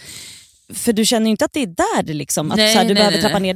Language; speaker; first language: Swedish; native; Swedish